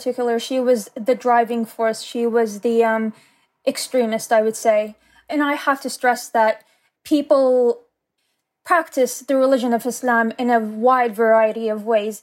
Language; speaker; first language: English; native; English